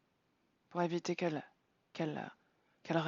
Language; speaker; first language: French; native; French